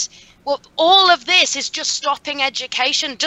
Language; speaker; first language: English; native; English